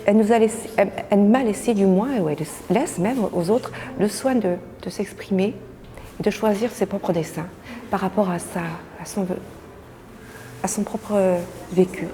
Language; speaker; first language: French; native; French